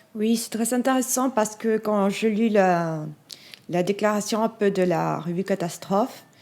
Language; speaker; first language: French; non-native, fluent; Spanish